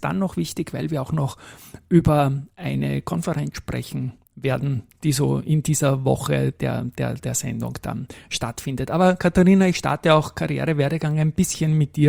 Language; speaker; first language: German; native; German